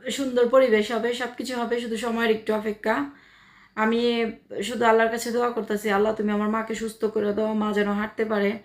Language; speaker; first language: Bangla; native; Bangla